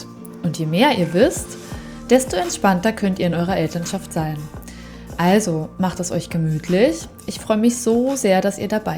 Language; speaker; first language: German; native; German